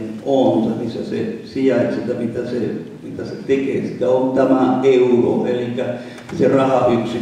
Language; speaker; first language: Finnish; non-native, fluent; Spanish